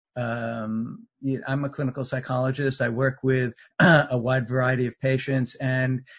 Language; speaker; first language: English; native; English